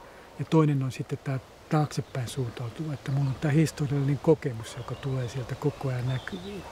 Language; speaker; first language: Finnish; native; Finnish